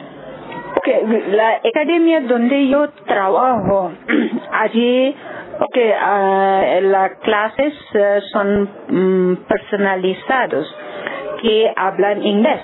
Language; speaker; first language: Spanish; non-native, learner; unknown